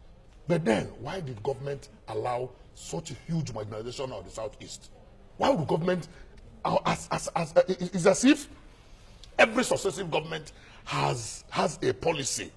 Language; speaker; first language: English; non-native, local second language; Igbo